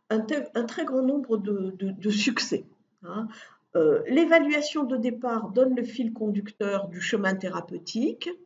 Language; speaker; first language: French; native; French